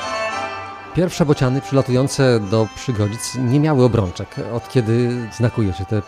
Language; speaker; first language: Polish; native; Polish